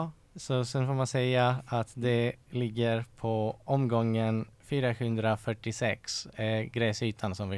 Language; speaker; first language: Swedish; non-native, fluent; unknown